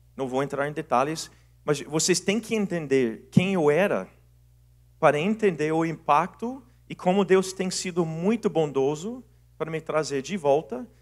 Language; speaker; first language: Portuguese; non-native, fluent; English